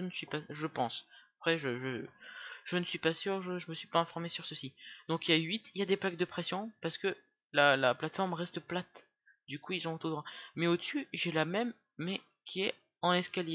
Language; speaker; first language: French; native; French